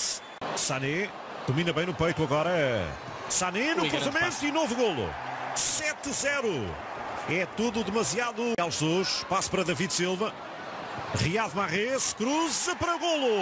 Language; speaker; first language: Portuguese; native; Portuguese